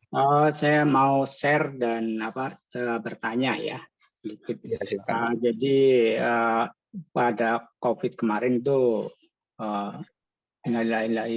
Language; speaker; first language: Indonesian; native; Indonesian